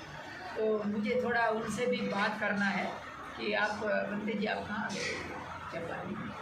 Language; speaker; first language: Hindi; non-native, local second language; Marathi